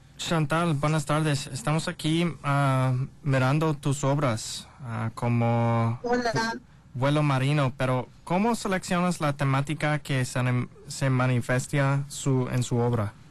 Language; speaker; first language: Spanish; non-native, learner; English